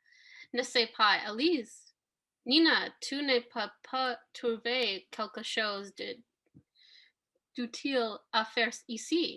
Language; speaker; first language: French; non-native, learner; English